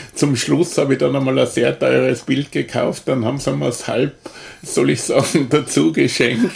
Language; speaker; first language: German; native; German